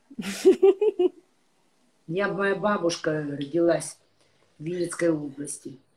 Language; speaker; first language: Russian; native; Russian